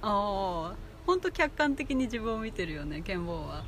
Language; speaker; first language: Japanese; native; Japanese